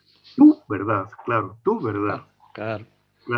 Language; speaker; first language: Spanish; native; Spanish